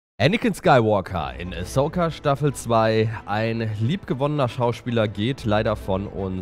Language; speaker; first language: German; native; German